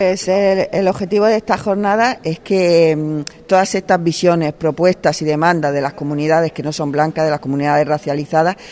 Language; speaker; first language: Spanish; native; Spanish